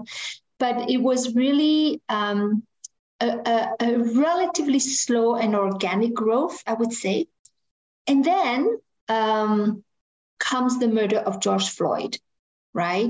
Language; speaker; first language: English; non-native, fluent; French